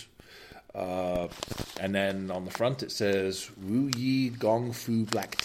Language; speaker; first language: English; native; English